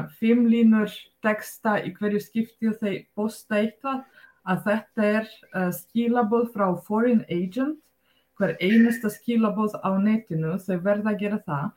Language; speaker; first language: Icelandic; non-native, fluent; Russian